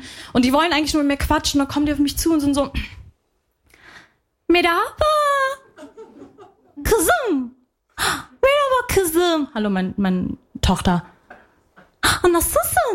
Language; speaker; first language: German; early bilingual, other home language; Arabic